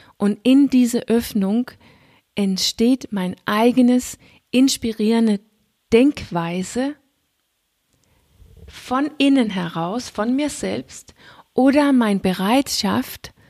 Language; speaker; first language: German; non-native, fluent; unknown